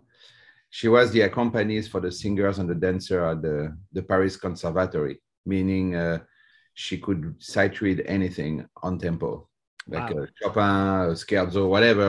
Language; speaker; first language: English; non-native, fluent; French